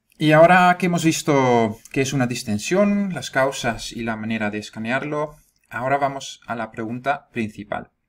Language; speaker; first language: Spanish; non-native, fluent; Dutch